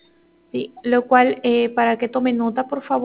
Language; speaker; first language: Spanish; native; Spanish